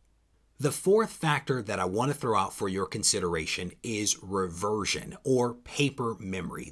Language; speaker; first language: English; native; English